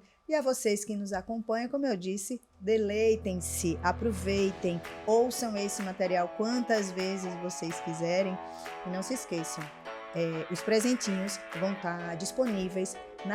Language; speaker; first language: Portuguese; native; Portuguese